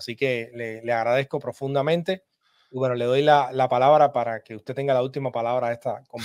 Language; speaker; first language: Spanish; native; Spanish